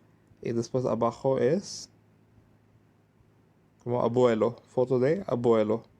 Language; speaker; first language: Spanish; non-native, learner; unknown